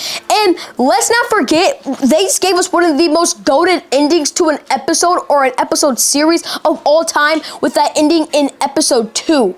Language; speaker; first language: English; native; English